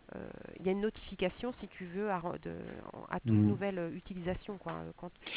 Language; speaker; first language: French; native; French